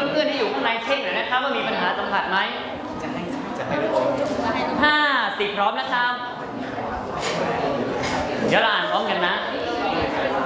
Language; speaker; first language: Thai; native; Thai